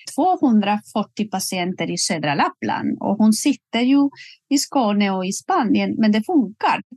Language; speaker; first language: Swedish; non-native, fluent; Spanish